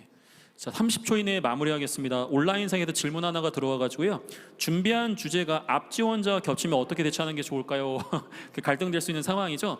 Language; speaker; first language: Korean; native; Korean